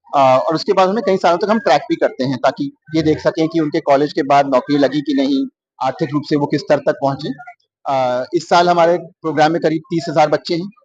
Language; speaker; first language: Hindi; native; Hindi